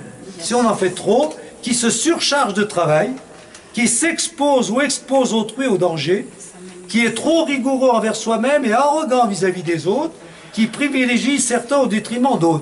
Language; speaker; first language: French; native; French